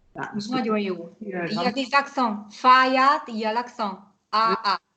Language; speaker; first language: French; non-native, fluent; Hungarian